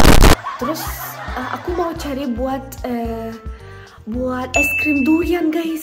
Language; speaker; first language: Indonesian; non-native, fluent; German